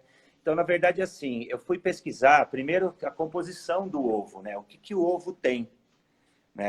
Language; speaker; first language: Portuguese; native; Portuguese